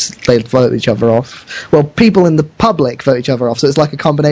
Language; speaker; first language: English; native; English